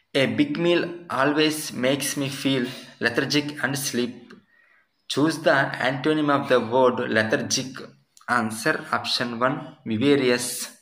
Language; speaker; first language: English; non-native, local second language; Telugu